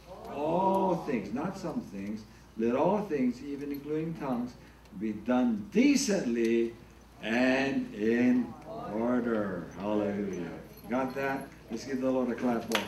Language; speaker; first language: English; native; English